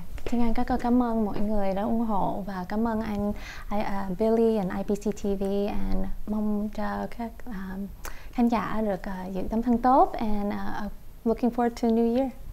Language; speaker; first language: Vietnamese; early bilingual, heritage; Vietnamese